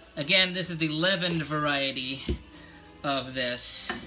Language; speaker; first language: English; native; English